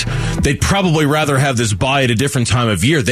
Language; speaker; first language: English; native; English